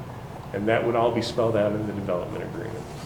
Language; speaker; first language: English; native; English